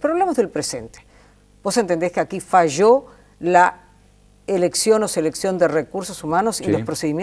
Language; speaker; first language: Spanish; native; Spanish